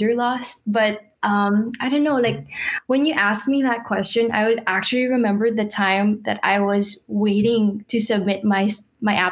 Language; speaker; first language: English; non-native, local second language; Filipino